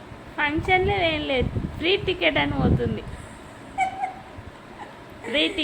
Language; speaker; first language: Telugu; native; Telugu